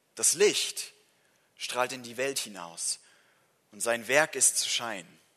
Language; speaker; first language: German; non-native, fluent; English